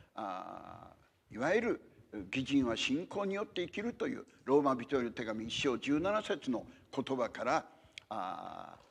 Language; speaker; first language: Japanese; native; Japanese